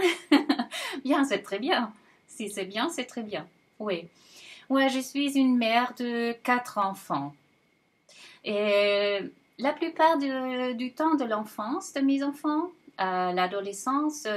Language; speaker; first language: French; non-native, fluent; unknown